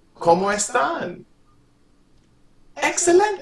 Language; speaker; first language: Spanish; non-native, fluent; English